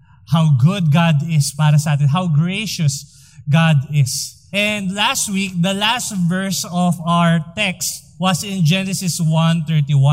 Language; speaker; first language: English; non-native, local second language; Filipino